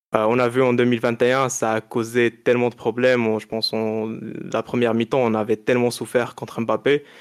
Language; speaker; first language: French; non-native, local second language; Arabic